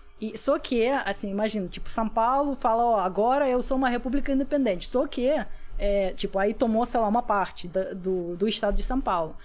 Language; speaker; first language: Portuguese; non-native, fluent; Russian